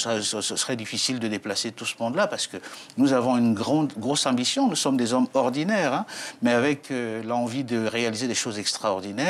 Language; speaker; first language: French; native; French